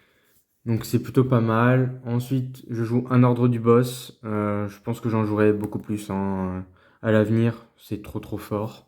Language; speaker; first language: French; native; French